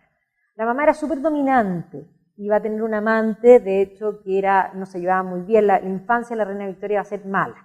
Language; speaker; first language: Spanish; native; Spanish